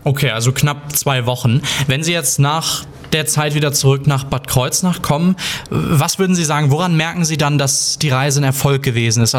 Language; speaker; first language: German; native; German